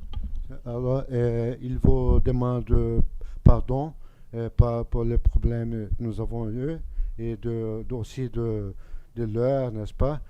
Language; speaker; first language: French; non-native, fluent; Portuguese